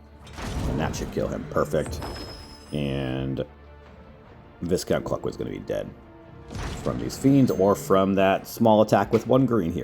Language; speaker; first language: English; native; English